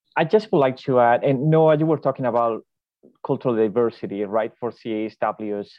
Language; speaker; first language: English; non-native, fluent; Spanish